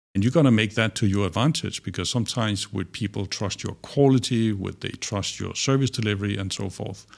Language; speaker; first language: English; non-native, fluent; Danish